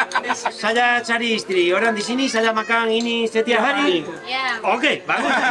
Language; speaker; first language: Indonesian; non-native, learner; Spanish